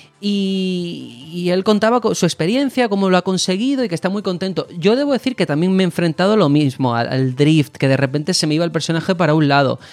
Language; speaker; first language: Spanish; native; Spanish